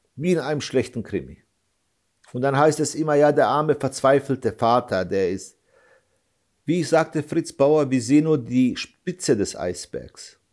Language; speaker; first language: German; early bilingual, other home language; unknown